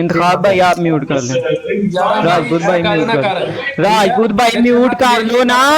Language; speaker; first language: Urdu; non-native, local second language; Punjabi